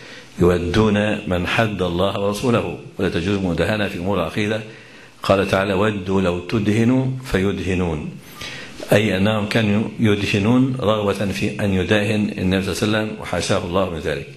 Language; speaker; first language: Arabic; native; Arabic